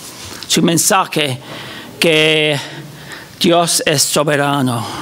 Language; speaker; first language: Spanish; non-native, fluent; English